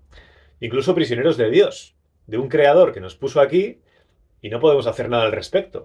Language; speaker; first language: Spanish; native; Spanish